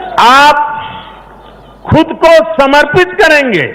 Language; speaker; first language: Hindi; non-native, local second language; Gujarati